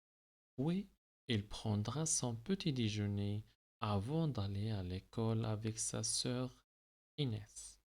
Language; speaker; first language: French; non-native, local second language; Arabic